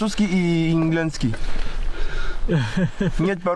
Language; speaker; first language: Russian; non-native, learner; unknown